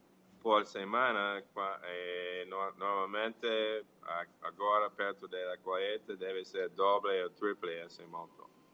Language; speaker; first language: Portuguese; non-native, fluent; English